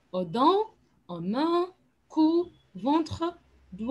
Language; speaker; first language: French; non-native, fluent; Arabic